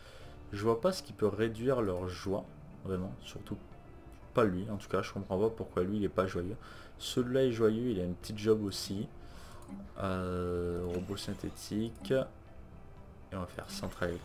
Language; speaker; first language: French; native; French